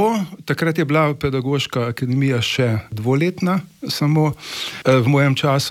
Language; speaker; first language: Slovenian; native; Slovenian